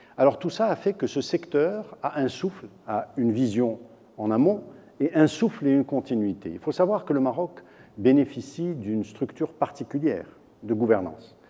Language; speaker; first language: French; non-native, local second language; Arabic